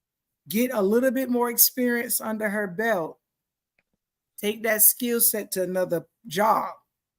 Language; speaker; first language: English; native; English